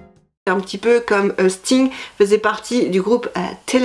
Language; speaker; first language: French; native; French